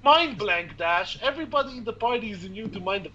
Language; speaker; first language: English; native; English